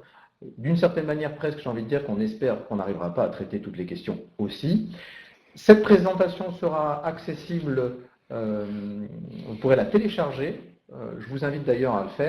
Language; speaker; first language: French; native; French